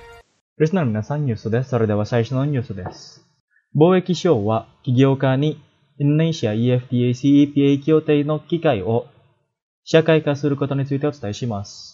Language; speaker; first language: Japanese; non-native, fluent; Indonesian